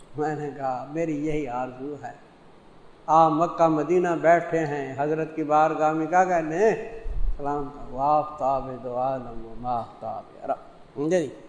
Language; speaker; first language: Urdu; non-native, local second language; Punjabi